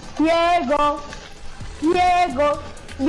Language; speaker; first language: German; non-native, local second language; Luxembourgish